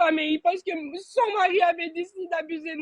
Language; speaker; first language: French; native; French